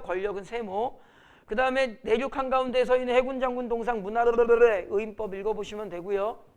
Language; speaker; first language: Korean; native; Korean